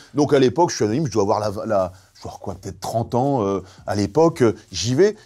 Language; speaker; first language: French; native; French